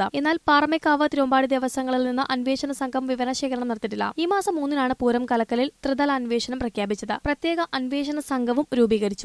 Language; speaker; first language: Malayalam; native; Malayalam